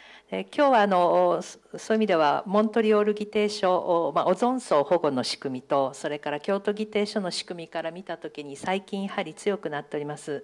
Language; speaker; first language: Japanese; native; Japanese